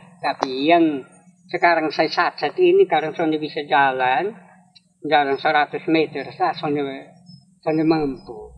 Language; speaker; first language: Indonesian; non-native, local second language; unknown